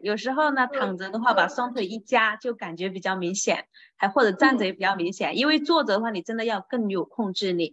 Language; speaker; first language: Chinese; native; Chinese